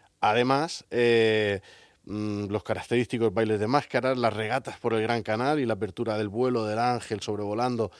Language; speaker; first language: Spanish; native; Spanish